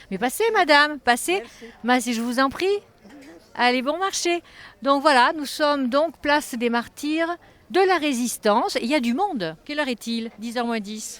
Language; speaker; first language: French; native; French